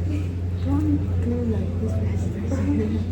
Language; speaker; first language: English; non-native, fluent; Tibetan